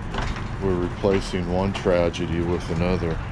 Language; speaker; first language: English; native; English